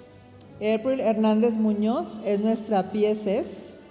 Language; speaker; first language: Spanish; native; Spanish